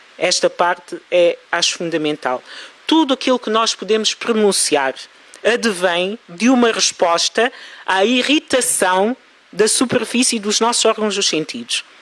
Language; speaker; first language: Portuguese; early bilingual, other home language; Kabuverdianu